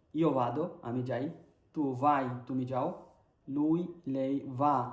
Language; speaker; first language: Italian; non-native, learner; Bangla